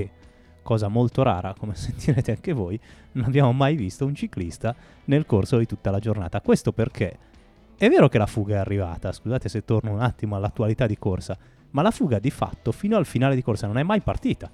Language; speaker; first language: Italian; native; Italian